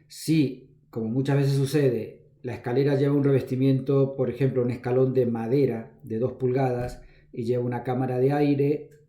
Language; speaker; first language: Spanish; native; Spanish